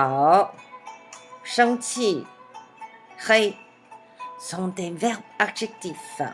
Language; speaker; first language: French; non-native, fluent; Chinese